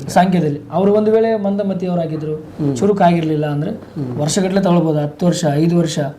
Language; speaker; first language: Kannada; native; Kannada